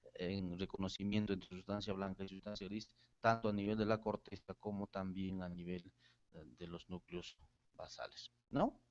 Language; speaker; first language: Spanish; native; Spanish